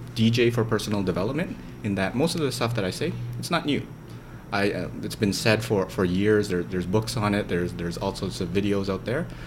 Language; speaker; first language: English; native; English